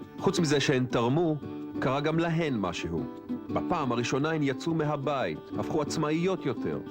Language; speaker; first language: Hebrew; native; Hebrew